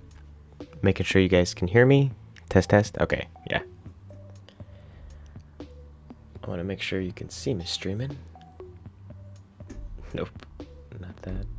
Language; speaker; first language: English; native; English